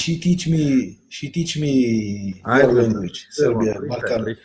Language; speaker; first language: English; non-native, local second language; Arabic